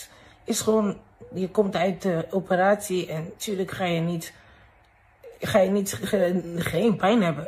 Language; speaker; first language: Dutch; early bilingual, other home language; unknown